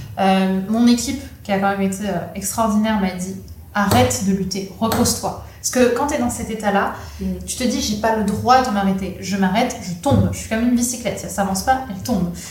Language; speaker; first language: French; native; French